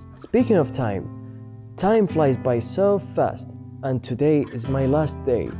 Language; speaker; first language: English; non-native, fluent; Arabic